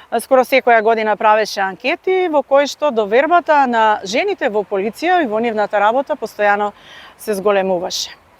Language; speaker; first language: Macedonian; native; Macedonian